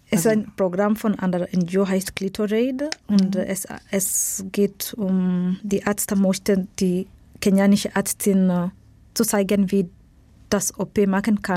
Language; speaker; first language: German; non-native, learner; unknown